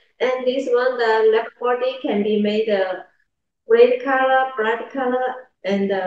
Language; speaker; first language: English; non-native, learner; Chinese